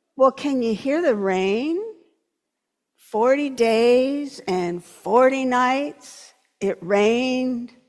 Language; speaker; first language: English; native; English